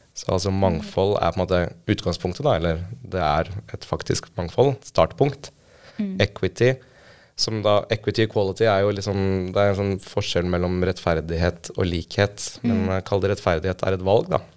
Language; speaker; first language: Norwegian; native; Norwegian